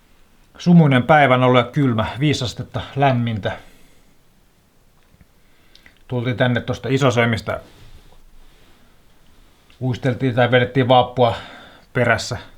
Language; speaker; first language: Finnish; native; Finnish